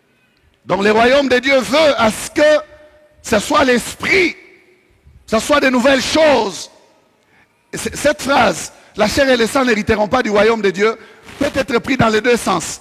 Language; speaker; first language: French; non-native, local second language; Swahili